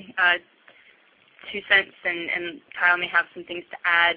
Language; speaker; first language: English; native; English